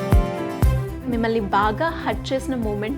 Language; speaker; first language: Telugu; native; Telugu